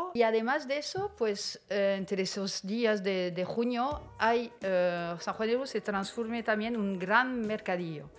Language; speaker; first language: Spanish; non-native, fluent; French